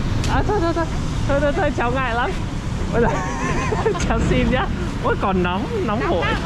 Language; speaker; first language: Vietnamese; non-native, fluent; English